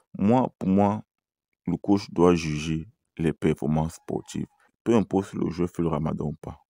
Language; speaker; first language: French; native; French